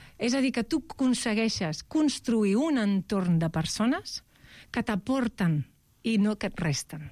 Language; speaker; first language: Catalan; non-native, local second language; Spanish